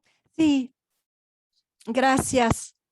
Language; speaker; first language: Spanish; non-native, fluent; Japanese